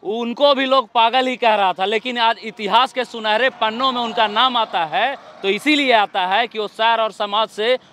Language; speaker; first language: Hindi; native; Hindi